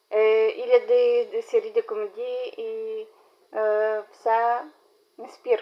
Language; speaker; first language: French; non-native, learner; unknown